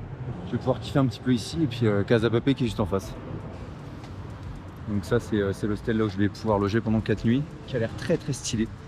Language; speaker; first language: French; native; French